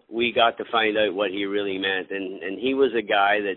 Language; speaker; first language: English; native; English